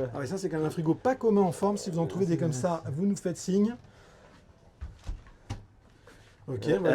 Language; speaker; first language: French; native; French